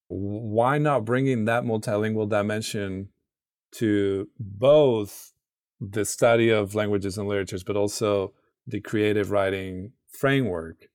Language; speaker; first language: English; non-native, fluent; Spanish